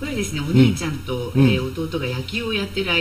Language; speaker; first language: Japanese; native; Japanese